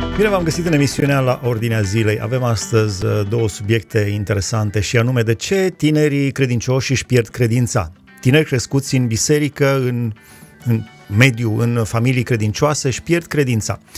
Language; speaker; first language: Romanian; native; Romanian